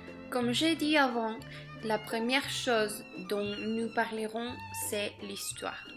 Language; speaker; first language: French; non-native, learner; Spanish